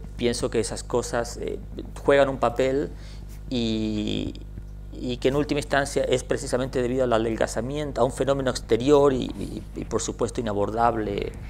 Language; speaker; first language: Spanish; native; Spanish